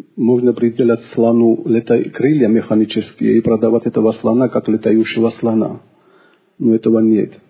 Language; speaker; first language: Russian; non-native, local second language; Georgian